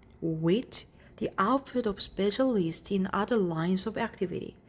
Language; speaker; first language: English; non-native, fluent; Korean